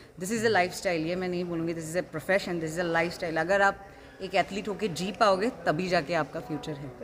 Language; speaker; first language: Hindi; non-native, local second language; Assamese